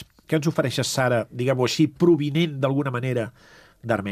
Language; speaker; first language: Catalan; native; Catalan